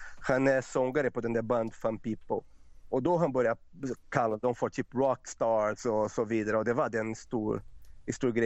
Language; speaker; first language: Swedish; non-native, fluent; Portuguese